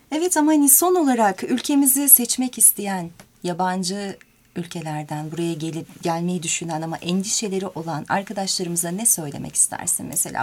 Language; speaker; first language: Turkish; native; Turkish